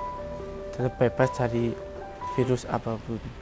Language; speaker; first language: Indonesian; non-native, local second language; Javanese